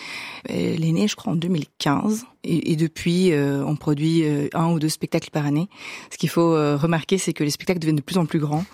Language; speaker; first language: French; native; French